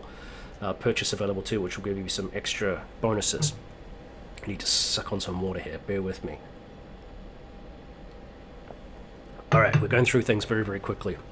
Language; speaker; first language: English; native; English